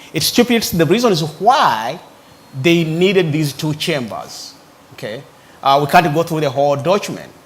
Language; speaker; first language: English; non-native, local second language; Ganda